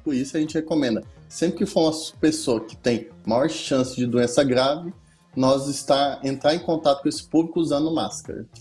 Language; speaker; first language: Portuguese; native; Portuguese